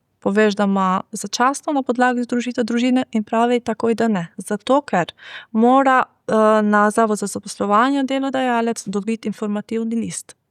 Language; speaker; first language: Slovenian; non-native, fluent; Albanian